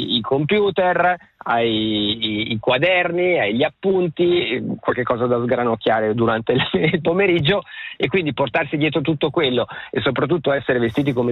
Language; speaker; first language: Italian; native; Italian